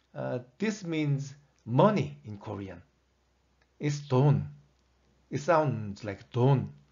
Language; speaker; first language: English; non-native, fluent; Korean